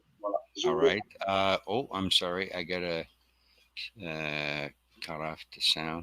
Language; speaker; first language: English; non-native, fluent; French